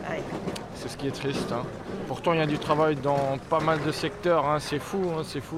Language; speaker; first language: French; native; French